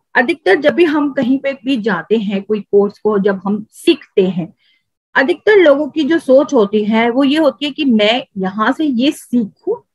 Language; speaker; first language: Hindi; native; Hindi